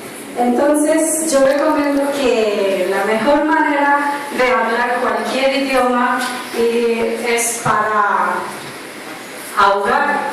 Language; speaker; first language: Spanish; non-native, learner; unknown